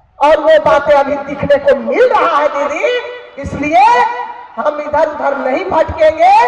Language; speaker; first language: Hindi; native; Hindi